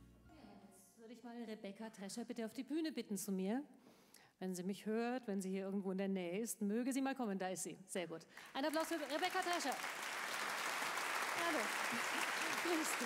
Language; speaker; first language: German; native; German